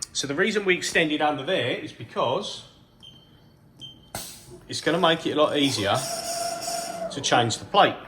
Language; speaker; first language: English; native; English